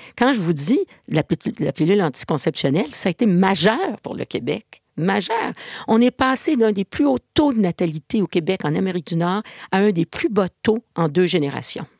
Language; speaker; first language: French; native; French